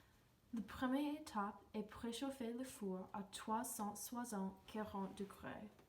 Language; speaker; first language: French; non-native, learner; English